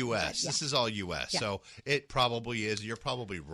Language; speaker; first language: English; native; English